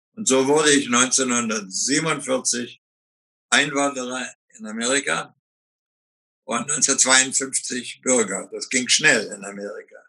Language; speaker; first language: German; native; German